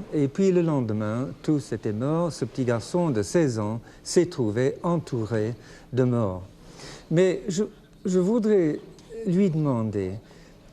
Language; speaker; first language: French; non-native, fluent; English